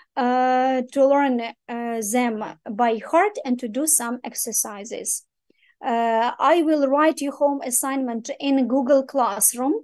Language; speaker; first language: English; non-native, fluent; Ukrainian